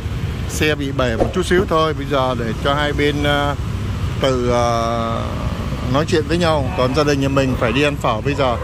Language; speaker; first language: Vietnamese; native; Vietnamese